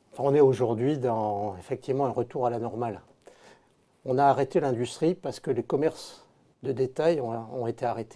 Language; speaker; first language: French; native; French